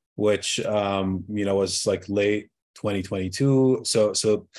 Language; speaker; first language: English; early bilingual, other home language; Arabic